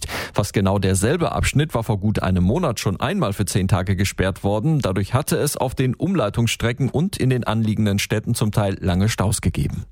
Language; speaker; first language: German; native; German